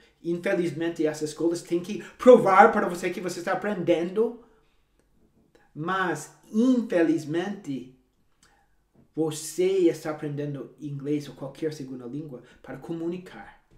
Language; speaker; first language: Portuguese; non-native, fluent; English